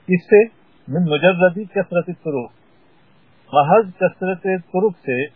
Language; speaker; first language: Urdu; native; Urdu